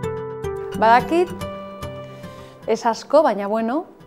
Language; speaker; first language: Basque; non-native, local second language; Spanish